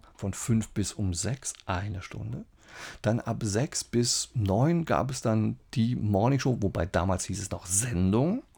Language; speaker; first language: German; native; German